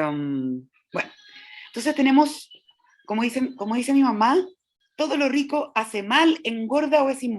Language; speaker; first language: Spanish; native; Spanish